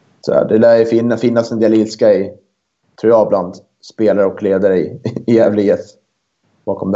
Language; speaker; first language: Swedish; native; Swedish